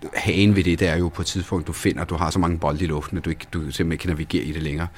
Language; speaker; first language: Danish; early bilingual, other home language; Italian